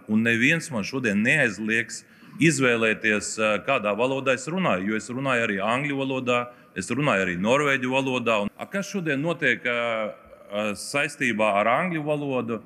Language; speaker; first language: Latvian; native; Latvian